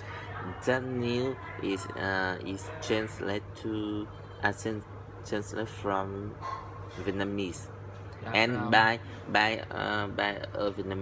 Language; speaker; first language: English; non-native, learner; Vietnamese